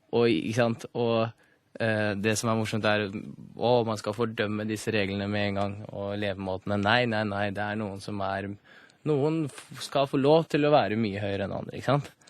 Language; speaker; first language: Norwegian; early bilingual, other home language; Russian